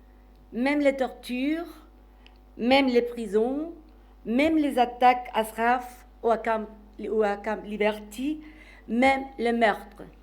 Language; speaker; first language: French; non-native, fluent; Spanish